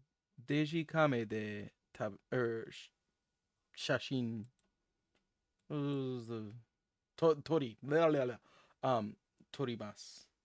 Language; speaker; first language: Japanese; non-native, learner; English